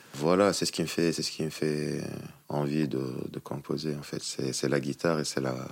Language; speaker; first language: French; non-native, local second language; Arabic